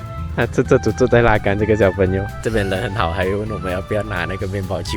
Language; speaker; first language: Chinese; native; Chinese